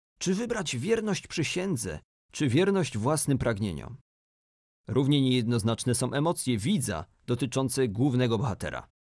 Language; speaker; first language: Polish; native; Polish